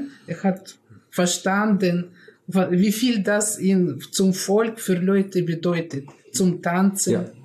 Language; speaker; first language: German; non-native, learner; Russian